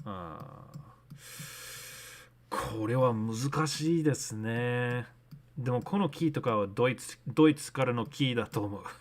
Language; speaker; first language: Japanese; non-native, learner; English